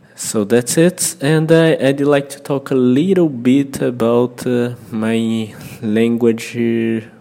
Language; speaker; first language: English; non-native, fluent; Portuguese